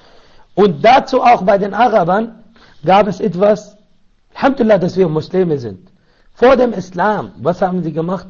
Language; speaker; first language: German; non-native, learner; Arabic